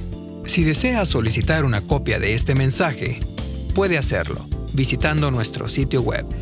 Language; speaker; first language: Spanish; native; Spanish